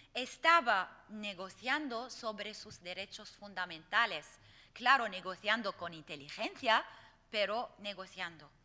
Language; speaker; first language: Spanish; non-native, fluent; Arabic